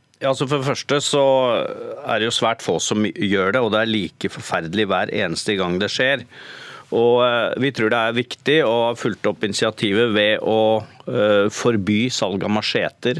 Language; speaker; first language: Norwegian; native; Norwegian